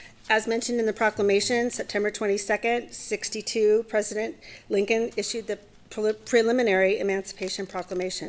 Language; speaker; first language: English; native; English